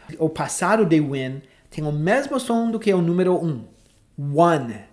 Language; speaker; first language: Portuguese; non-native, fluent; English